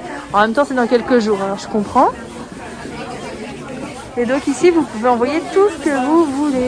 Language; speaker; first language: French; native; French